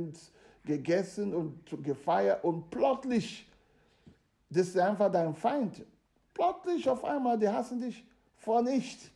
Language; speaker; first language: German; non-native, fluent; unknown